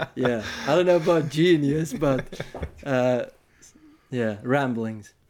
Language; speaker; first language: English; non-native, fluent; Finnish